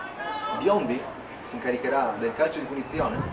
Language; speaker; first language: Italian; native; Italian